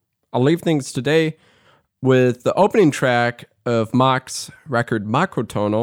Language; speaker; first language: English; native; English